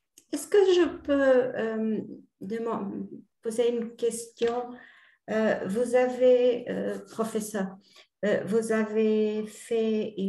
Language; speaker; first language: French; non-native, fluent; Portuguese